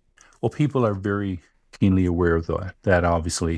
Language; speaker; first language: English; native; English